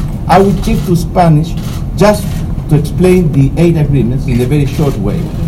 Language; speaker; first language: English; non-native, fluent; Spanish